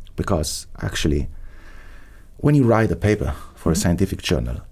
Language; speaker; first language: English; non-native, fluent; Italian